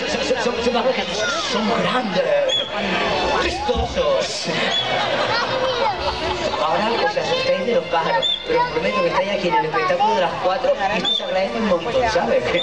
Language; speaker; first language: Spanish; native; Spanish